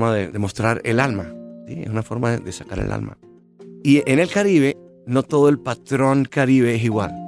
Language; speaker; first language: Spanish; native; Spanish